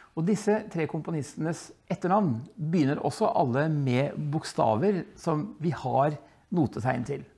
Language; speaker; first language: Norwegian; early bilingual, other home language; Dutch